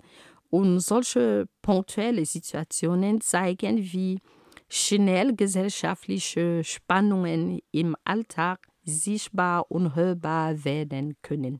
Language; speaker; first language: German; non-native, fluent; Ghomala